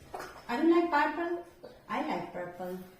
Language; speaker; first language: English; non-native, local second language; Filipino